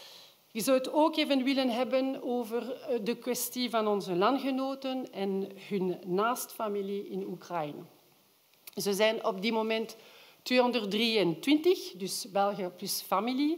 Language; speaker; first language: Dutch; non-native, local second language; French